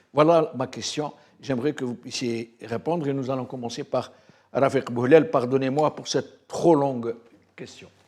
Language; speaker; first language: French; non-native, local second language; Arabic